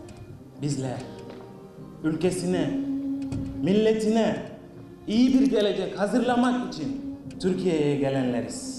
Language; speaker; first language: Turkish; non-native, fluent; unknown